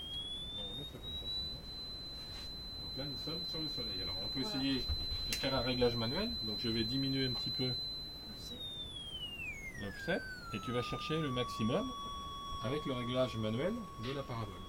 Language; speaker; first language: French; native; French